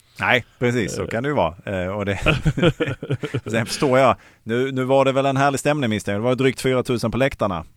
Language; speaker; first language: Swedish; native; Swedish